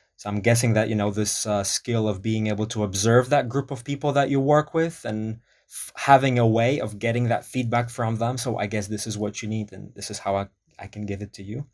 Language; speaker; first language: English; non-native, fluent; Polish